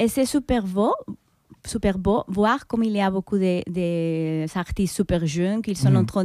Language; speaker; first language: French; non-native, fluent; Spanish